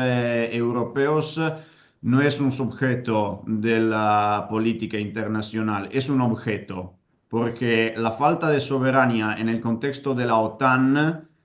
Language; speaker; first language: Spanish; non-native, fluent; Italian